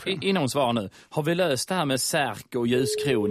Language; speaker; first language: Swedish; native; Swedish